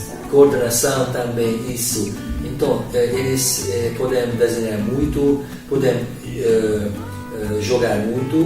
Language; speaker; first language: Portuguese; non-native, learner; Hungarian